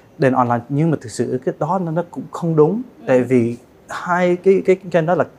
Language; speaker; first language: Vietnamese; early bilingual, heritage; Vietnamese